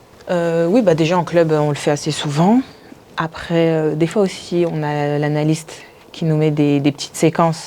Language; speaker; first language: French; native; French